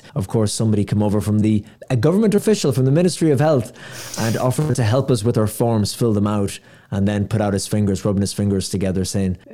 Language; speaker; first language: English; native; English